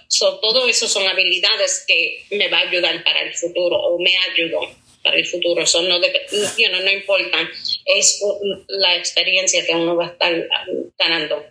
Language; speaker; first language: Spanish; early bilingual, heritage; Spanish